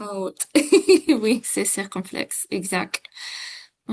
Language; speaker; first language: French; non-native, fluent; Ukrainian